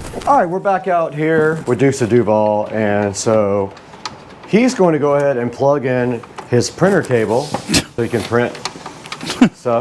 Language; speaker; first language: English; native; English